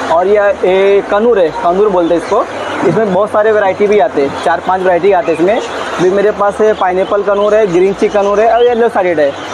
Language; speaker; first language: Hindi; native; Hindi